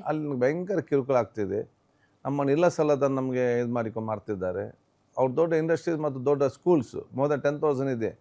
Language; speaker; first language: Kannada; non-native, local second language; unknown